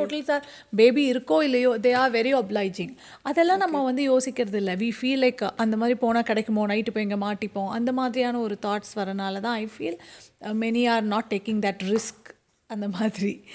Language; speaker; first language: English; non-native, local second language; Tamil